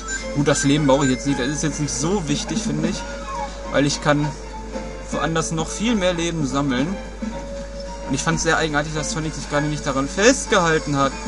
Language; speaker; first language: German; native; German